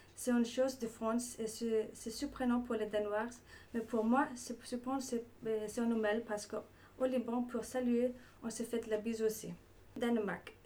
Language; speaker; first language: French; non-native, learner; Danish